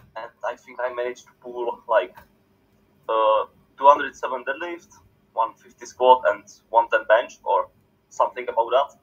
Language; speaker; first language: English; non-native, fluent; Czech